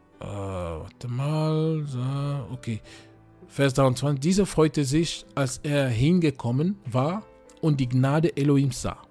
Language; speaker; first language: German; non-native, fluent; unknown